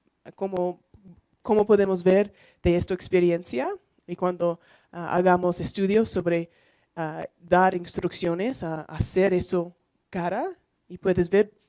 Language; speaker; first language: Spanish; non-native, learner; English